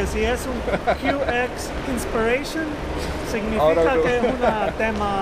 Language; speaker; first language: Spanish; early bilingual, heritage; Spanish